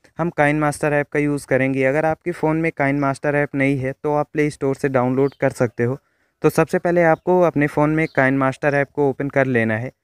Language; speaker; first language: Hindi; native; Hindi